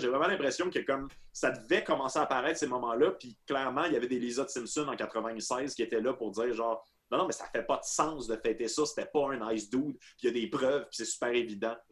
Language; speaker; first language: French; native; French